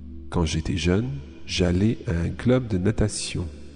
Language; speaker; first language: French; non-native, fluent; English